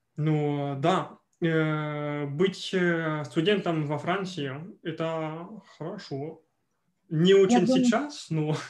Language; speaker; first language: Russian; non-native, fluent; French